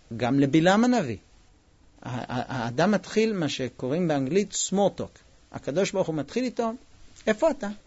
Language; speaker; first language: Hebrew; non-native, fluent; English